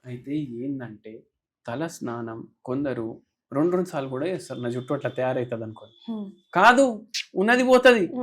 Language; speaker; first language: Telugu; native; Telugu